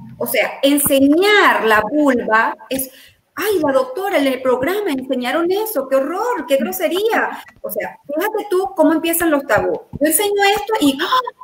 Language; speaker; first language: Spanish; native; Spanish